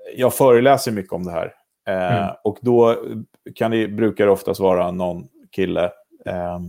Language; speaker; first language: Swedish; native; Swedish